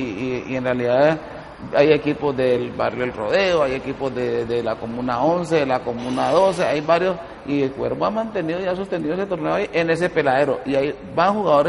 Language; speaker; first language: Spanish; native; Spanish